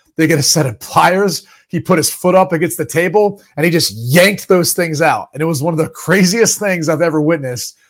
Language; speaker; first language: English; native; English